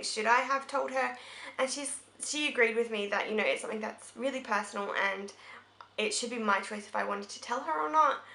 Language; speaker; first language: English; native; English